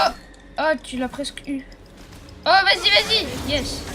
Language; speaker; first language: French; native; French